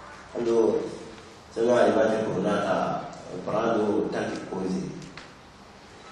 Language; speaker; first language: Italian; non-native, learner; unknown